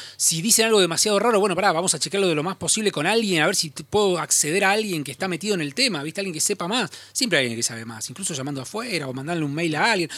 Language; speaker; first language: Spanish; native; Spanish